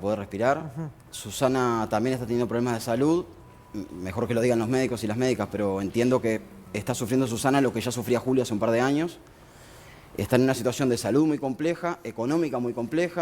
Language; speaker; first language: Spanish; native; Spanish